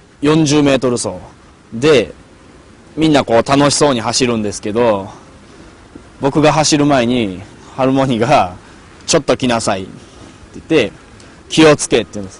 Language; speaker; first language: Japanese; native; Japanese